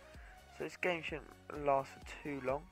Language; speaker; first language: English; native; English